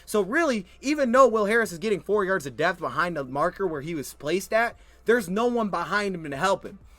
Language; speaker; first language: English; native; English